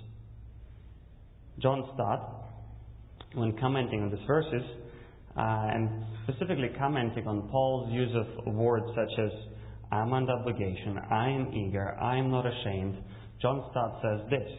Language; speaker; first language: English; non-native, fluent; Russian